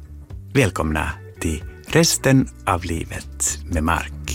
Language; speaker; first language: Swedish; native; Swedish